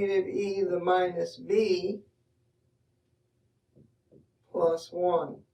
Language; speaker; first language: English; native; English